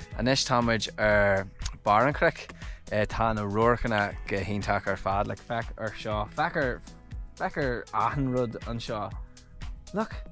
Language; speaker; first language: Irish; non-native, local second language; English